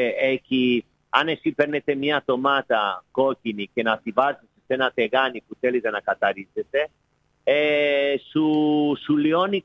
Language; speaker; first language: Greek; non-native, fluent; Italian